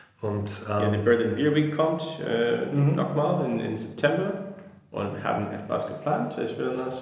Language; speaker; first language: German; non-native, learner; English